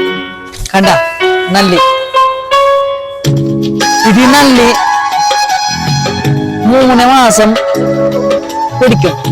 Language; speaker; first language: Malayalam; non-native, local second language; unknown